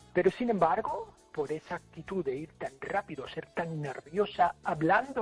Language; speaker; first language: Spanish; non-native, fluent; English